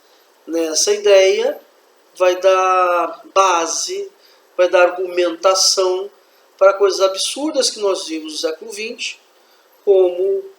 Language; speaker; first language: Portuguese; native; Portuguese